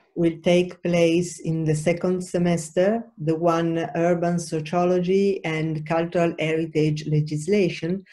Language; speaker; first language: English; non-native, fluent; Italian